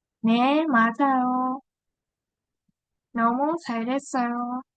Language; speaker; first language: Korean; non-native, learner; Vietnamese